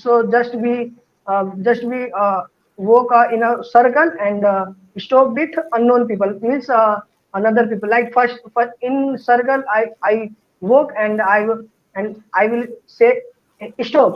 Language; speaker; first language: English; non-native, learner; Hindi